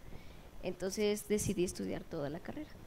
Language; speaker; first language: Spanish; native; Spanish